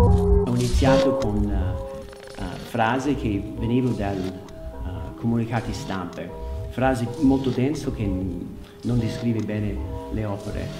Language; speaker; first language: Italian; non-native, learner; English